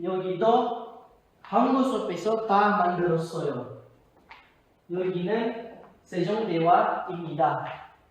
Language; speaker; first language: Korean; non-native, learner; Indonesian